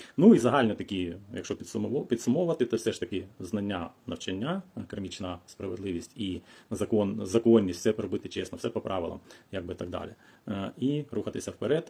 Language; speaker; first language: Ukrainian; non-native, local second language; Russian